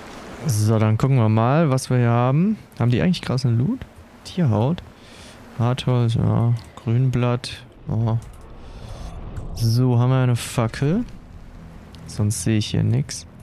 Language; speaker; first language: German; native; German